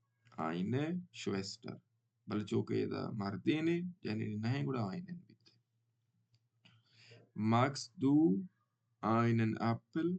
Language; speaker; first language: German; non-native, learner; Baluchi